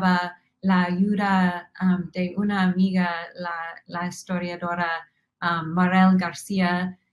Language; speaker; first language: Spanish; non-native, fluent; English